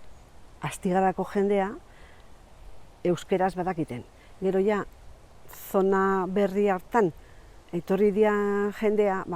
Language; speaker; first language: Basque; non-native, local second language; Spanish